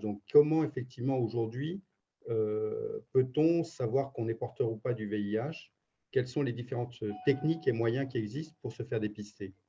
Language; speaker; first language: French; native; French